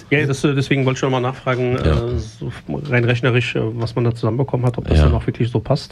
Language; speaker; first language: German; native; German